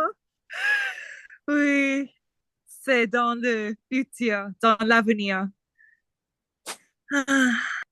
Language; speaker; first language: French; non-native, learner; English